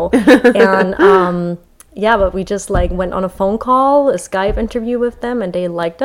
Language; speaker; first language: English; non-native, fluent; German